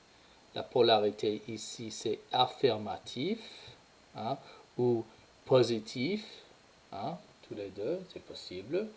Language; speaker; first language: French; non-native, fluent; English